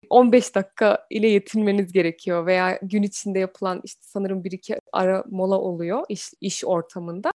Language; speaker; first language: Turkish; early bilingual, heritage; Turkish